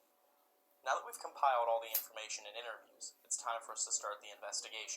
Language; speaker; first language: English; native; English